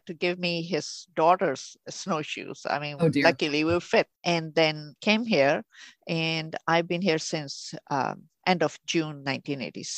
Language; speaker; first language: English; non-native, local second language; Urdu